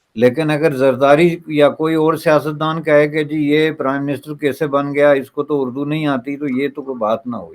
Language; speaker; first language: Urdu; non-native, local second language; Pahari-Potwari